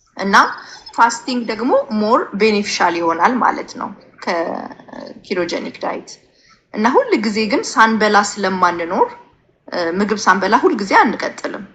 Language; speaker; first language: Amharic; native; Amharic